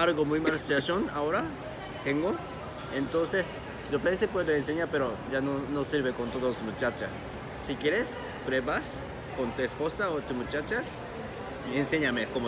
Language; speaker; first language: Spanish; non-native, learner; Japanese